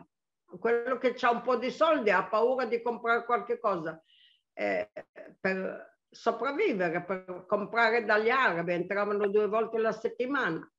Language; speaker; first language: Italian; non-native, local second language; Arabic